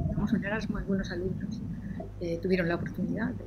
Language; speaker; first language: Spanish; native; Spanish